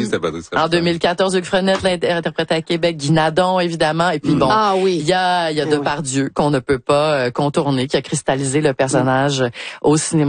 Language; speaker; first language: French; native; French